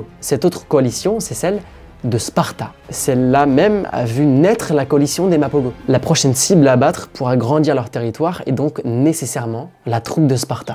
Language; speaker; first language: French; native; French